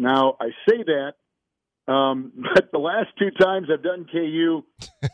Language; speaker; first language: English; native; English